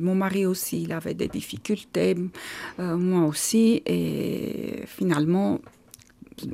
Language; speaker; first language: French; non-native, fluent; Armenian